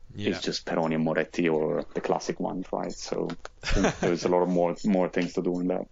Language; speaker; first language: English; non-native, fluent; Italian